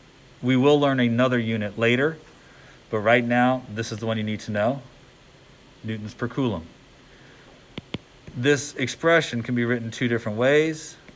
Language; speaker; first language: English; native; English